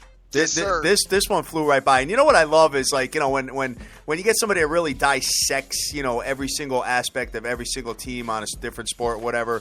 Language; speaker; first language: English; native; English